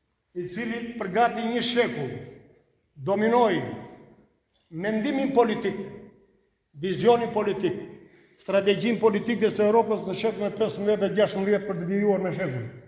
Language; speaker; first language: Albanian; native; Albanian